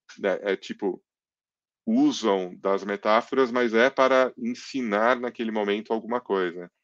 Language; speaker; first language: Portuguese; early bilingual, other home language; English